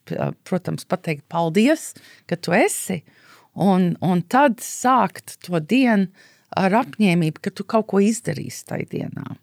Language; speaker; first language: Latvian; early bilingual, heritage; Latvian